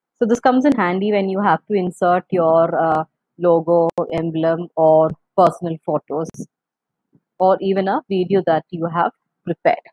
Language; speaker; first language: English; non-native, local second language; Malayalam